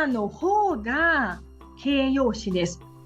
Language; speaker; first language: Japanese; non-native, fluent; Portuguese